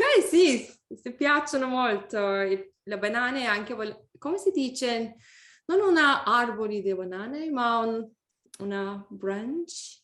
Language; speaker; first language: Italian; non-native, learner; English